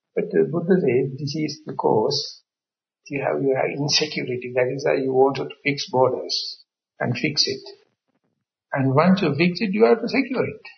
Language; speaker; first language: English; non-native, local second language; Sinhala